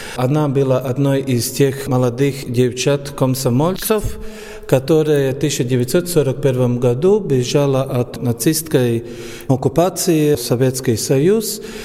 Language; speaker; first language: Russian; non-native, local second language; Latvian